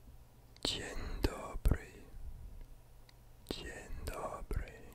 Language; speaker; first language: Polish; early bilingual, heritage; French